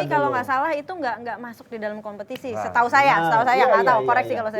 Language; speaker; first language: Indonesian; native; Indonesian